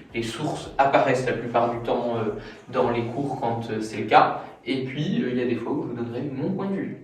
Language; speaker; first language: French; native; French